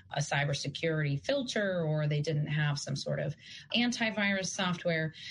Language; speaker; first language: English; non-native, fluent; Russian